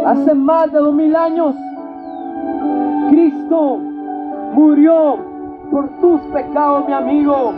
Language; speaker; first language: Spanish; native; Spanish